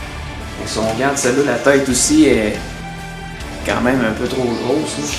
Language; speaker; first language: French; native; French